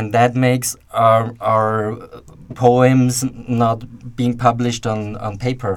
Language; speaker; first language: English; non-native, fluent; German